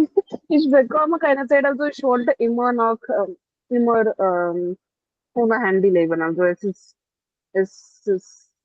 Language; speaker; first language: German; non-native, learner; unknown